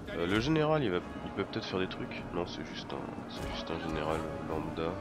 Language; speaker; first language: French; native; French